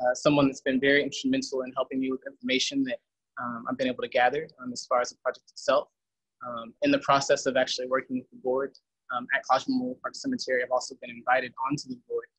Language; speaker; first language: English; native; English